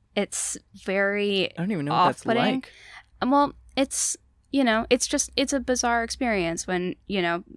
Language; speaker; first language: English; native; English